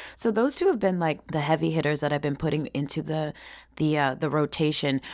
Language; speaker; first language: English; early bilingual, other home language; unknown